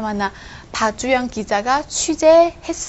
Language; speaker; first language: Korean; non-native, fluent; Chinese